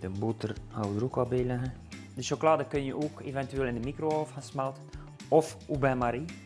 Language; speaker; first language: Dutch; native; Dutch